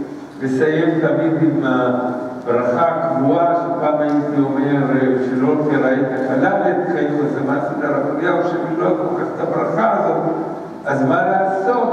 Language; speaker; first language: Hebrew; early bilingual, other home language; Spanish